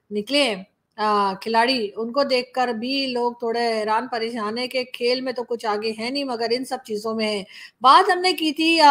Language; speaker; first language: Hindi; native; Hindi